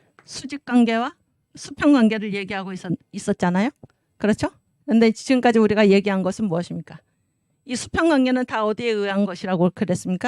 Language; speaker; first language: Korean; native; Korean